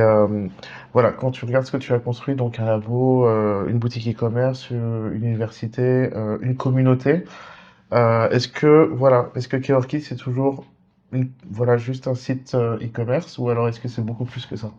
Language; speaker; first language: French; native; French